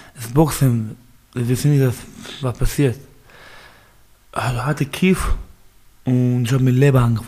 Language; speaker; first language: German; non-native, learner; Baluchi